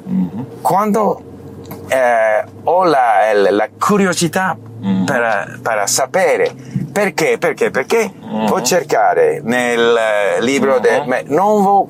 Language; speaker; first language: Italian; non-native, learner; English